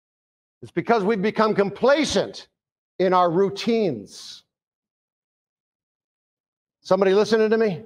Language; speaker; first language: English; native; English